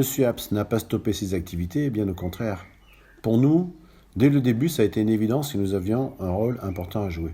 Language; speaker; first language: French; native; French